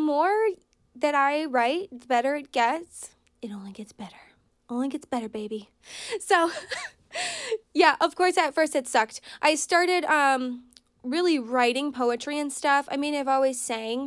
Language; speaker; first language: English; native; English